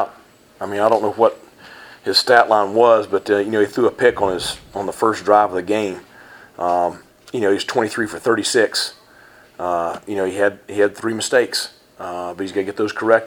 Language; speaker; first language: English; native; English